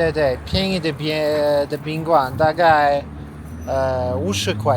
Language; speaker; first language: Chinese; non-native, learner; Polish